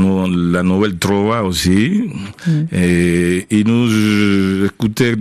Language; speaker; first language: French; non-native, fluent; Spanish